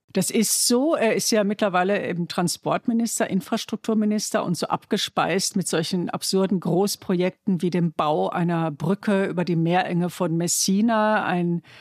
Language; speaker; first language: German; native; German